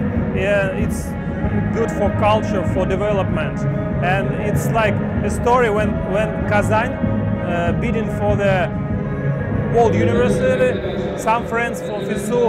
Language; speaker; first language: English; non-native, learner; Russian